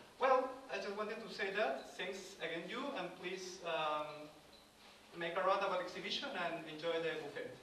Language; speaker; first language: English; non-native, fluent; Spanish